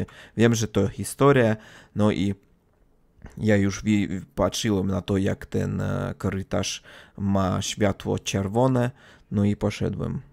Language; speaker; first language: Polish; non-native, learner; Russian